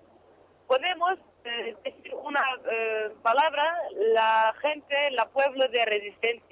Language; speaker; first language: Spanish; non-native, learner; Kurdish